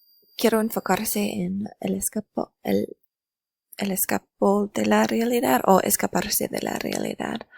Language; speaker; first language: Spanish; non-native, learner; English